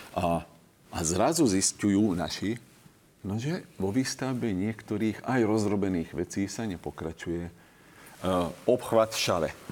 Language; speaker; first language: Slovak; non-native, local second language; Hungarian